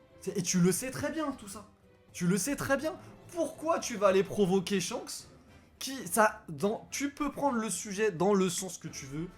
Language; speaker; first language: French; native; French